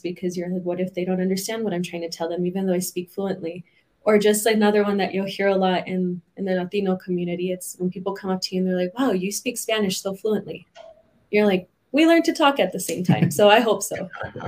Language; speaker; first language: English; native; English